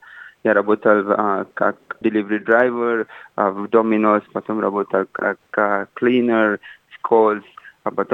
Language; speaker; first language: Russian; non-native, fluent; Hindi